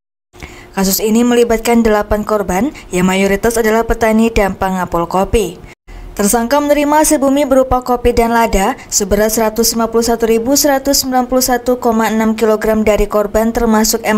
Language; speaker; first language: Indonesian; native; Indonesian